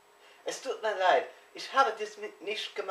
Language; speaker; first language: German; non-native, learner; English